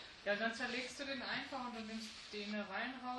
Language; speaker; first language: German; native; German